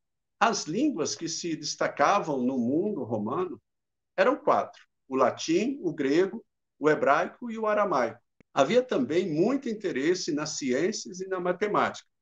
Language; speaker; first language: Portuguese; native; Portuguese